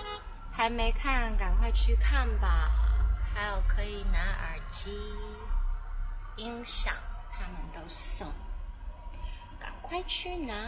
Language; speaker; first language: Chinese; non-native, local second language; Cantonese